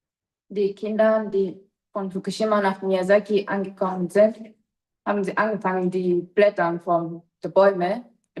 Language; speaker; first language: German; non-native, fluent; Japanese